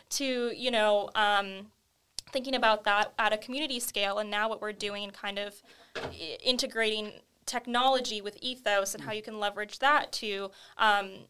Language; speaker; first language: English; native; English